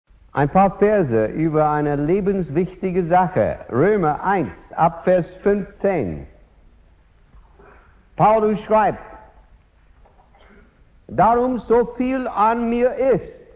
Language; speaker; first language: German; non-native, fluent; English